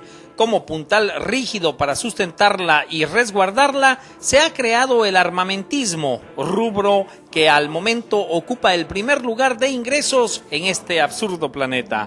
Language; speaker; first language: Spanish; native; Spanish